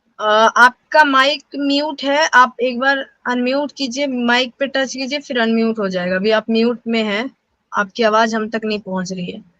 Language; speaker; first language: Hindi; native; Hindi